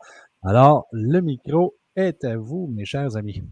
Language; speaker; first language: French; native; French